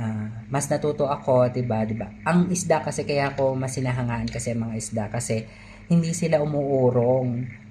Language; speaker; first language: Filipino; native; Filipino